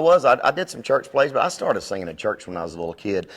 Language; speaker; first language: English; native; English